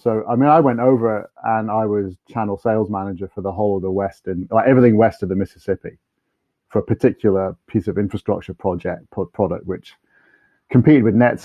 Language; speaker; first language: English; native; English